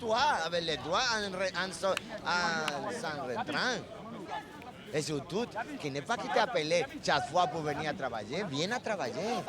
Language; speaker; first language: French; non-native, learner; Spanish